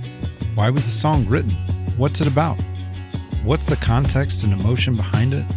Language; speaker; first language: English; native; English